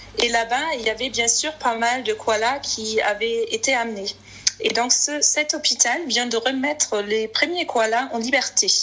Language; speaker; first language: French; non-native, fluent; German